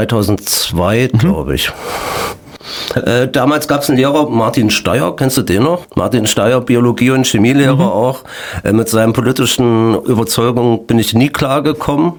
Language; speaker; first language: German; native; German